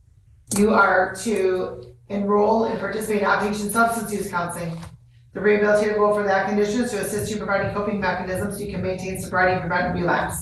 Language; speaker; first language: English; native; English